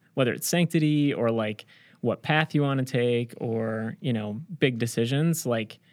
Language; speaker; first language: English; early bilingual, other home language; Arabic